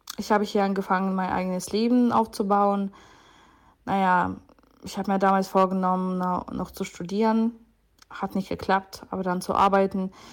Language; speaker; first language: German; non-native, fluent; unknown